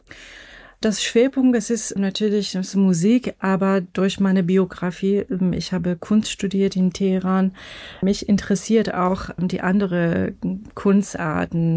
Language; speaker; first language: German; non-native, fluent; Persian